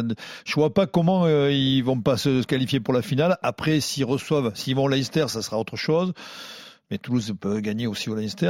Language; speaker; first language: French; native; French